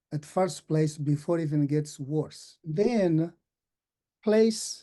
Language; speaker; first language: English; non-native, fluent; Portuguese